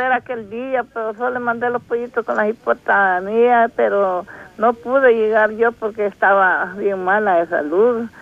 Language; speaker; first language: Spanish; native; Spanish